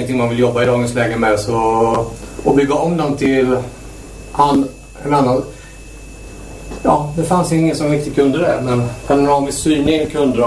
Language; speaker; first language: Swedish; native; Swedish